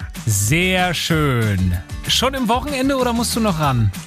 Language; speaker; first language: German; native; German